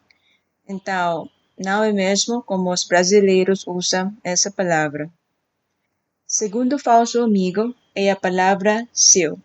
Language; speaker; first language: Portuguese; non-native, fluent; Filipino